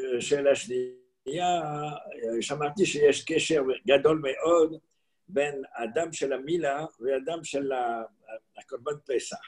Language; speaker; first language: Hebrew; non-native, fluent; French